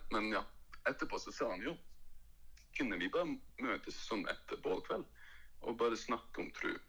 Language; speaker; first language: Norwegian; early bilingual, other home language; Latvian